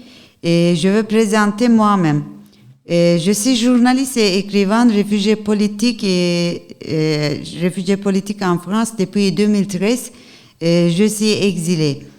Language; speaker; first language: French; non-native, learner; Turkish